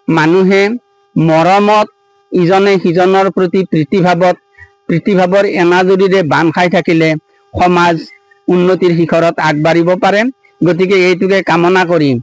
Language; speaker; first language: Assamese; native; Assamese